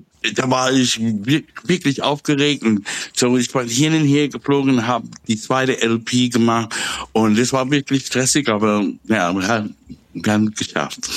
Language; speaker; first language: German; non-native, fluent; English